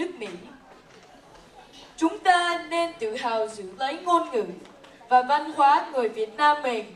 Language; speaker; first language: Vietnamese; early bilingual, heritage; Vietnamese